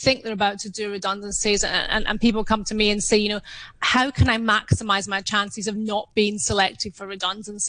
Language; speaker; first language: English; native; English